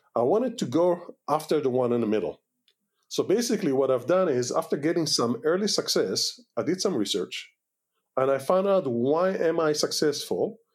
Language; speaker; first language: English; non-native, fluent; Hebrew